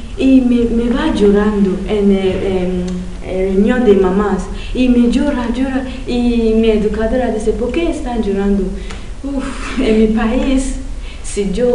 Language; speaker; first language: Spanish; non-native, learner; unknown